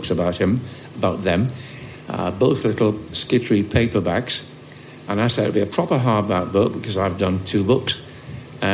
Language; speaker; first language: English; native; English